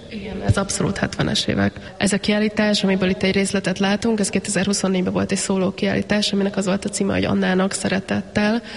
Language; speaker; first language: Hungarian; native; Hungarian